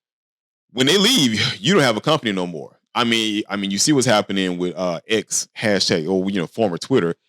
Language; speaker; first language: English; native; English